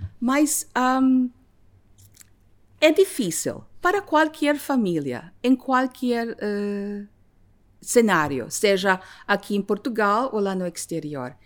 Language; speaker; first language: Portuguese; non-native, learner; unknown